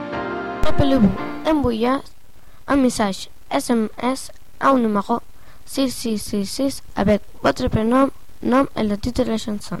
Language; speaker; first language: French; non-native, learner; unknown